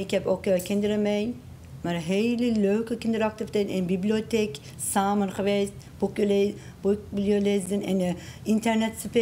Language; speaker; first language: Dutch; non-native, local second language; Turkish